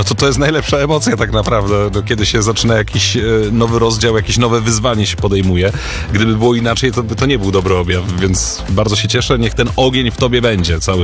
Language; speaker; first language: Polish; native; Polish